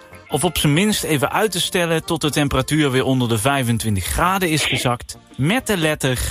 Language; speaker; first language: Dutch; native; Dutch